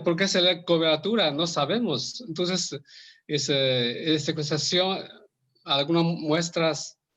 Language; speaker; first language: Spanish; non-native, learner; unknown